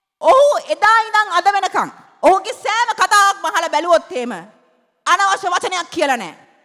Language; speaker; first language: Sinhala; native; Sinhala